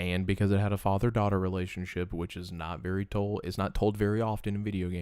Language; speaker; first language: English; native; English